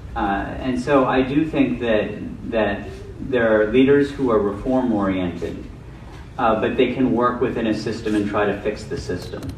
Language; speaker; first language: English; native; English